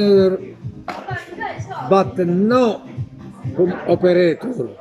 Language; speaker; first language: English; non-native, learner; Italian